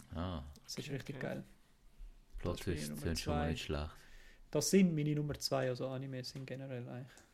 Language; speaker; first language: German; native; German